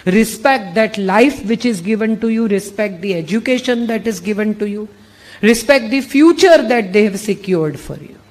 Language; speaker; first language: English; non-native, local second language; Gujarati